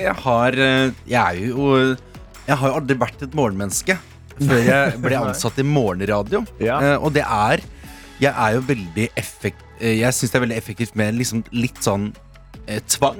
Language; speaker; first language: Norwegian; native; Norwegian